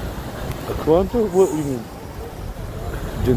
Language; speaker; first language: Portuguese; non-native, learner; English